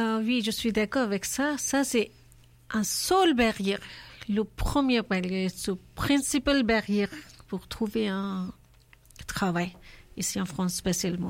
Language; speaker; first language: French; non-native, learner; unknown